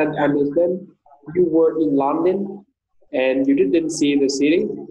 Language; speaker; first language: English; non-native, fluent; Vietnamese